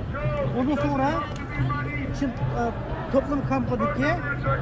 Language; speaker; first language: Turkish; non-native, learner; Uyghur